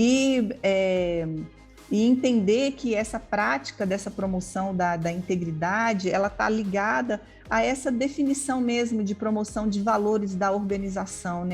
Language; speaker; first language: Portuguese; native; Portuguese